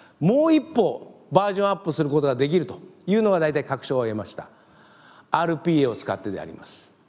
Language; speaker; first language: Japanese; native; Japanese